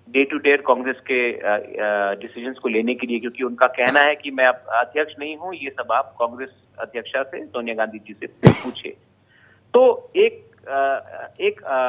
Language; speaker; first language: Hindi; non-native, local second language; Bangla